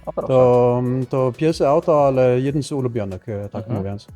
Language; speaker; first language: Polish; non-native, fluent; Danish